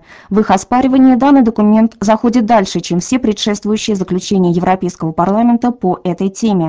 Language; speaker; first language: Russian; native; Russian